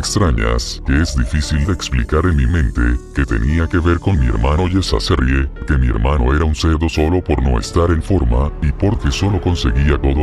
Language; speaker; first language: Spanish; native; Spanish